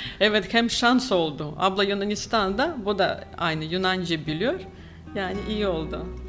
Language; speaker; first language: Turkish; non-native, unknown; Ukrainian